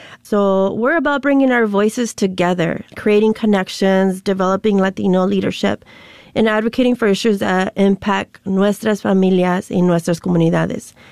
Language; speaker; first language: English; early bilingual, other home language; Spanish